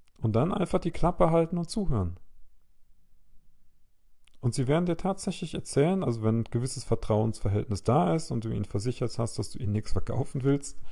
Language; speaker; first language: German; native; German